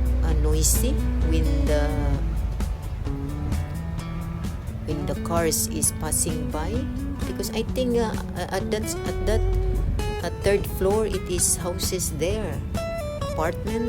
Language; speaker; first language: English; non-native, local second language; Cebuano